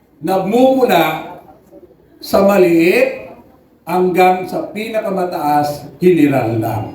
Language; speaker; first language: Filipino; native; Filipino